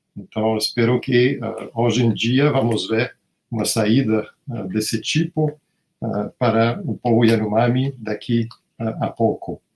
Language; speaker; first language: Portuguese; non-native, fluent; French